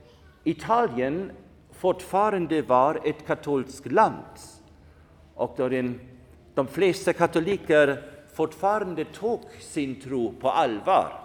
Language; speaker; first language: Swedish; non-native, fluent; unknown